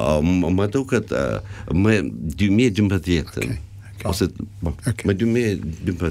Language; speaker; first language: Albanian; non-native, fluent; Russian